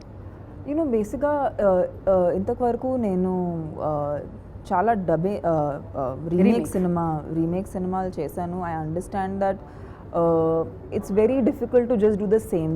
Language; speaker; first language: Telugu; non-native, local second language; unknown